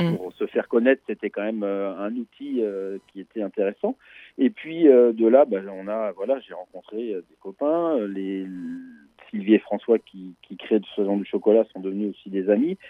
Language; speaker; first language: French; native; French